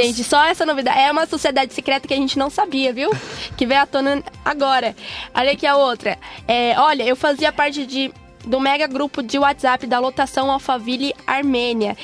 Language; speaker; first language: Portuguese; native; Portuguese